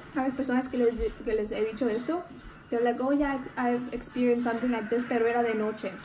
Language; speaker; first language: English; early bilingual, other home language; Spanish